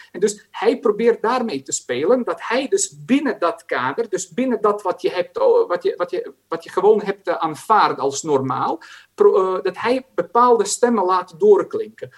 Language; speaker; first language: Dutch; non-native, fluent; Croatian